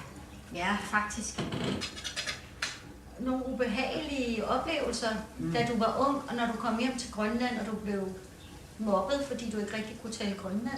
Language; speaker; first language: Danish; native; Danish